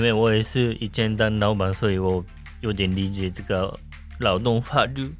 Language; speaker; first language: Chinese; non-native, learner; Japanese